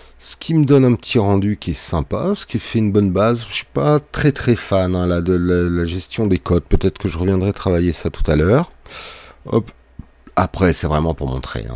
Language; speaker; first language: French; native; French